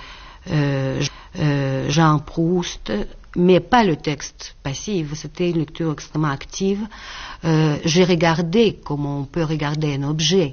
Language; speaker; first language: French; non-native, fluent; Russian